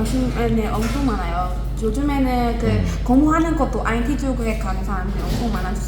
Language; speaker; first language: Korean; non-native, learner; Burmese